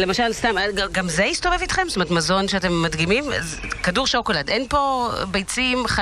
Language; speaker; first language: Hebrew; native; Hebrew